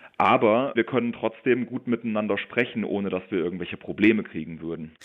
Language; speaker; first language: German; native; German